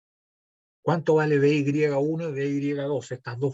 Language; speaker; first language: Spanish; native; Spanish